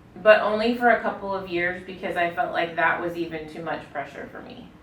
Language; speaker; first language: English; native; English